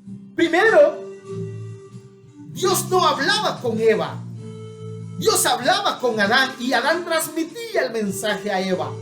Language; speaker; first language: Spanish; native; Spanish